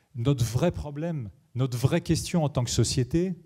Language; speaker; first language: French; native; French